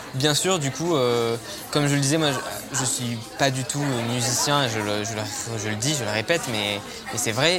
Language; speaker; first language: French; native; French